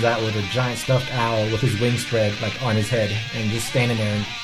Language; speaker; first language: English; non-native, fluent; Vietnamese